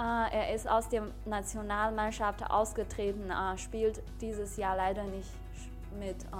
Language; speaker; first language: German; non-native, fluent; Chinese